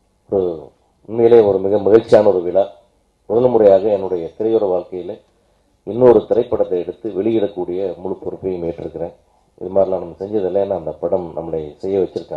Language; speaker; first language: Tamil; native; Tamil